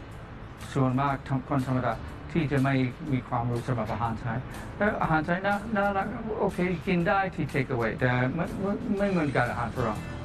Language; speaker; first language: Thai; non-native, fluent; English